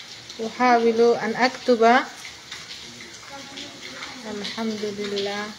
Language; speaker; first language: Arabic; non-native, learner; Bangla